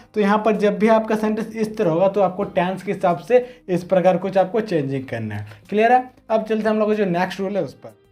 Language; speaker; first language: Hindi; native; Hindi